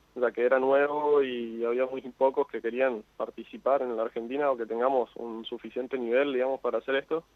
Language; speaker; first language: Spanish; native; Spanish